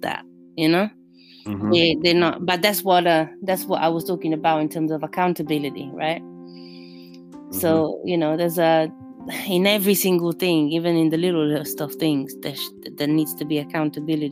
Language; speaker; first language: English; non-native, fluent; Italian